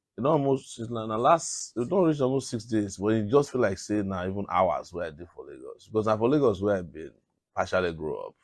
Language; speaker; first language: Nigerian Pidgin; non-native, local second language; Yoruba